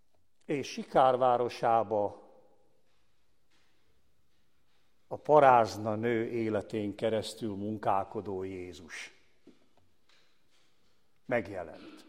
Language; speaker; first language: Hungarian; native; Hungarian